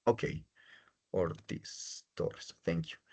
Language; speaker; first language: English; non-native, fluent; Spanish